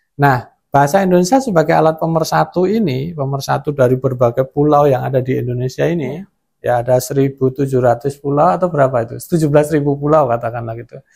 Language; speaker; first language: Indonesian; non-native, local second language; Javanese